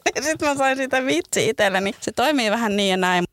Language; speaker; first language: Finnish; non-native, local second language; Swedish